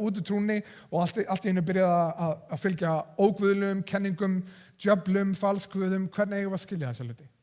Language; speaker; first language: Icelandic; non-native, fluent; English